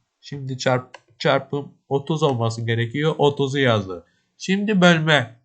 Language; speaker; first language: Turkish; native; Turkish